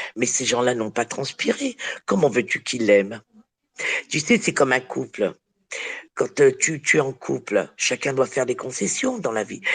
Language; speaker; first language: French; early bilingual, other home language; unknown